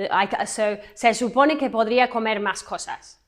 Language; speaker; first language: Spanish; non-native, fluent; English